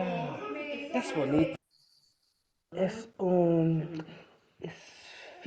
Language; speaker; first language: Spanish; non-native, learner; English